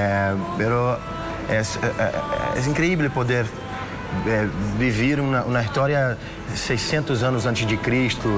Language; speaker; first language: Spanish; non-native, fluent; Portuguese